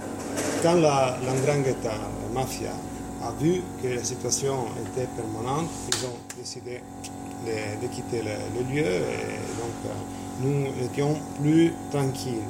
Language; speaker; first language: French; non-native, fluent; Italian